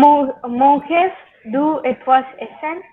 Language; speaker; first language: German; non-native, learner; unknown